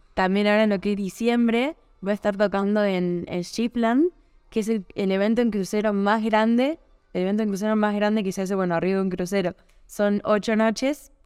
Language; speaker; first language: Spanish; native; Spanish